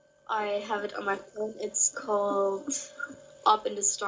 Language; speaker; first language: English; non-native, learner; Kurdish